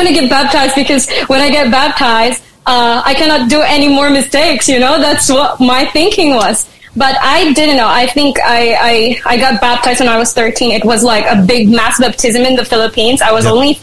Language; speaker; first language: English; non-native, local second language; Filipino